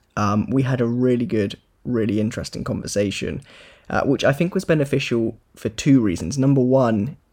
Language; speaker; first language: English; native; English